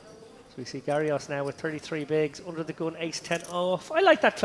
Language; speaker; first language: English; native; English